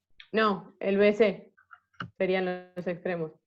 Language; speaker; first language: Spanish; native; Spanish